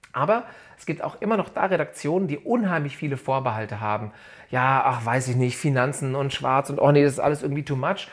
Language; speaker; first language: German; native; German